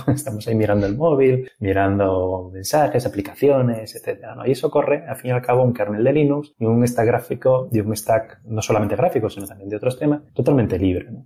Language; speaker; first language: Spanish; native; Spanish